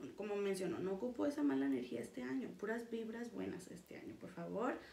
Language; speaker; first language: Spanish; early bilingual, heritage; Spanish